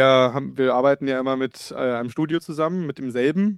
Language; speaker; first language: German; native; German